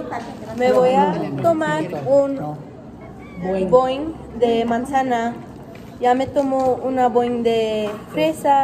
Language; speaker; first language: Spanish; early bilingual, heritage; Spanish